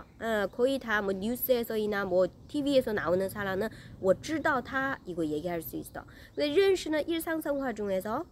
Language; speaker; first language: Korean; non-native, learner; Chinese